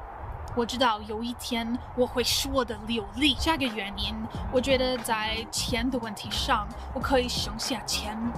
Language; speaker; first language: Chinese; non-native, learner; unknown